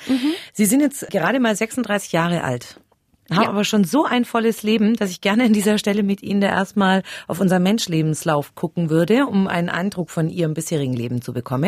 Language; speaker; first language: German; native; German